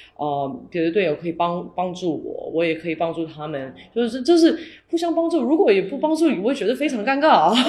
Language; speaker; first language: Chinese; early bilingual, heritage; English